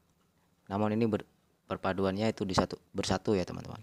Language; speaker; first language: Indonesian; non-native, local second language; Madurese